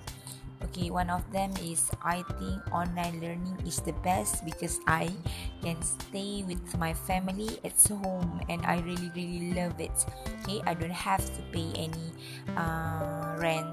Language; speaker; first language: English; non-native, learner; Malay